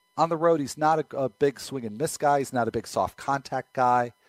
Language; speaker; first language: English; native; English